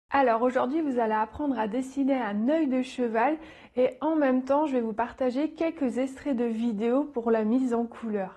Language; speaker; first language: French; native; French